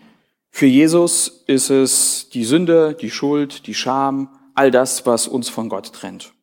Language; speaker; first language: German; native; German